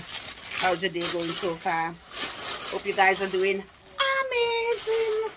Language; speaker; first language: English; native; English